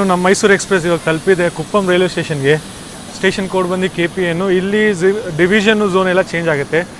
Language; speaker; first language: Kannada; non-native, local second language; Hindi